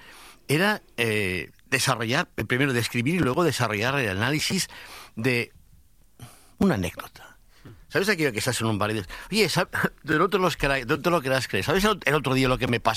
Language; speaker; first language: Spanish; native; Spanish